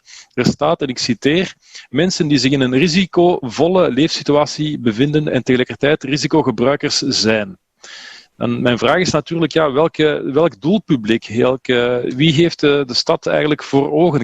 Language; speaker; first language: Dutch; native; Dutch